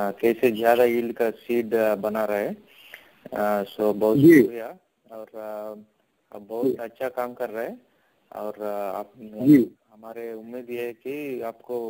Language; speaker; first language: Hindi; non-native, local second language; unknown